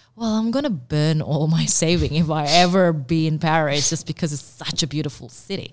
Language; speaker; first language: English; non-native, fluent; Indonesian